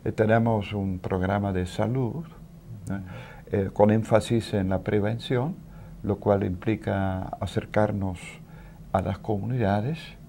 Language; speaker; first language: Spanish; non-native, fluent; Dutch